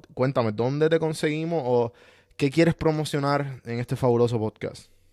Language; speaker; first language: Spanish; native; Spanish